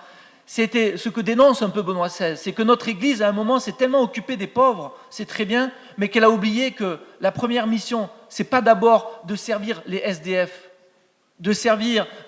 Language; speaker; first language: French; native; French